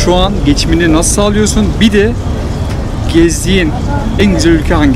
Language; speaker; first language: Turkish; native; Turkish